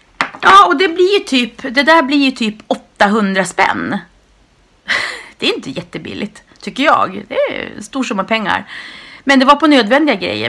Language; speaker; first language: Swedish; native; Swedish